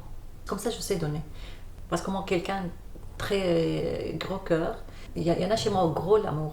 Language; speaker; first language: French; non-native, learner; Arabic